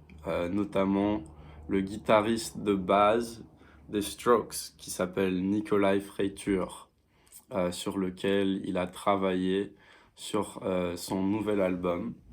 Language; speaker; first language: French; non-native, fluent; English